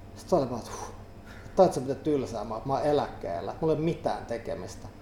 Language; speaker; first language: Finnish; native; Finnish